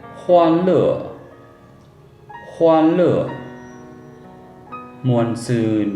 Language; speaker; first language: Chinese; non-native, fluent; Lao